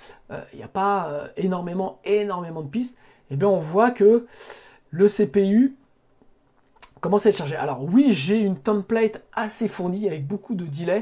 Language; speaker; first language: French; native; French